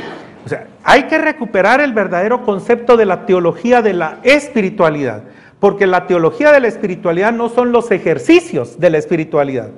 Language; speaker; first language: Spanish; native; Spanish